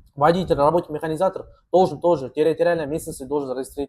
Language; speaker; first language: Russian; non-native, local second language; Kazakh